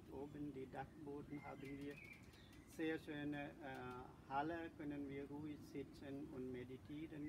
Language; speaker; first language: German; non-native, learner; Sinhala